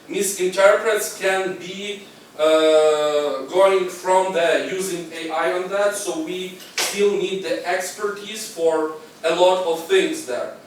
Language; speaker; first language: English; non-native, learner; Ukrainian